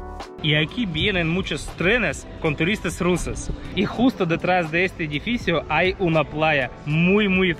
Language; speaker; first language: Spanish; non-native, fluent; Russian